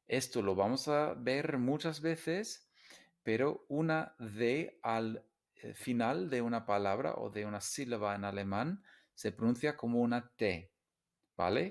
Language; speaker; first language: Spanish; non-native, fluent; English